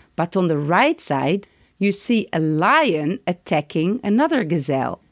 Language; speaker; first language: English; non-native, fluent; Dutch